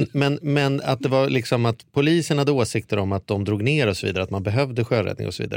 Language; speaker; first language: Swedish; native; Swedish